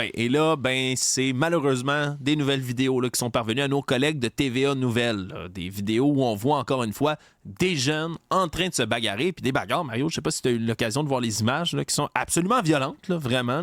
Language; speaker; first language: French; native; French